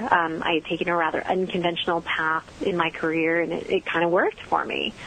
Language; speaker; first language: English; native; English